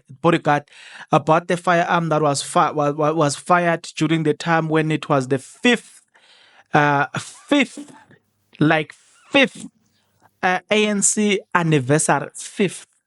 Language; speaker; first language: English; non-native, local second language; Zulu